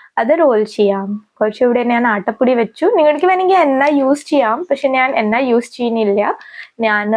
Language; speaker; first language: Malayalam; non-native, local second language; Hindi